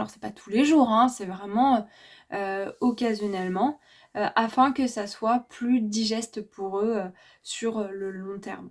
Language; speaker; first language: French; native; French